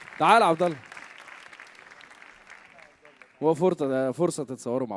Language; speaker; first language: Arabic; native; Arabic